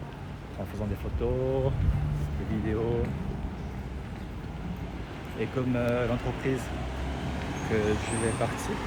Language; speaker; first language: French; non-native, learner; Japanese